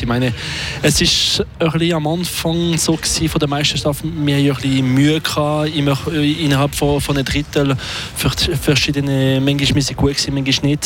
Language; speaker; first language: German; non-native, local second language; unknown